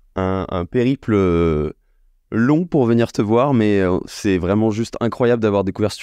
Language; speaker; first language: French; native; French